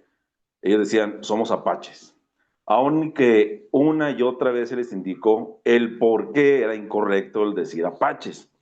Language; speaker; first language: Spanish; native; Spanish